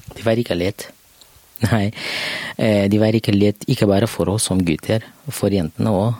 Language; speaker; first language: Norwegian; non-native, learner; Kurdish